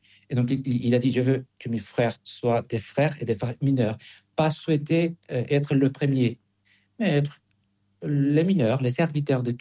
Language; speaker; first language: French; non-native, fluent; Spanish